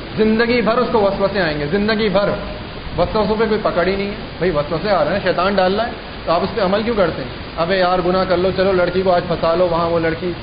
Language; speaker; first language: Urdu; native; Urdu